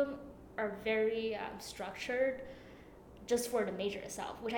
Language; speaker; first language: English; non-native, fluent; Chinese